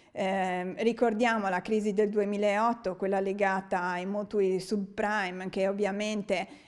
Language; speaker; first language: Italian; native; Italian